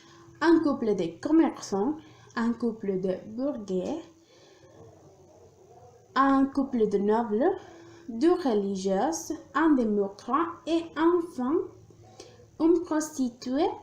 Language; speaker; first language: French; non-native, learner; Spanish